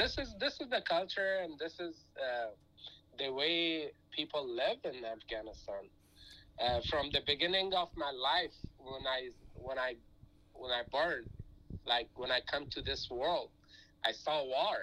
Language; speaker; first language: English; non-native, fluent; Persian